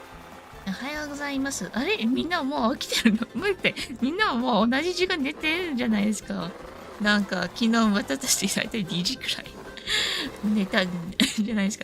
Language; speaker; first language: Japanese; non-native, fluent; English